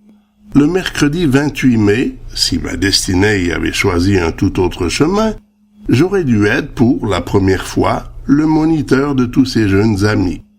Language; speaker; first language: French; native; French